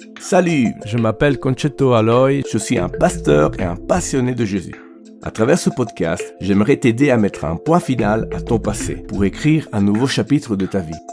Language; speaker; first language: French; non-native, fluent; Italian